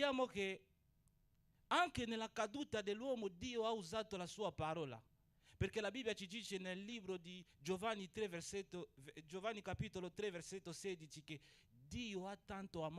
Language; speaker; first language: Italian; non-native, fluent; Portuguese